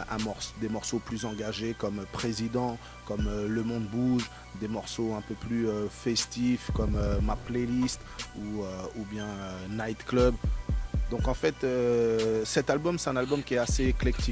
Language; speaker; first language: French; native; French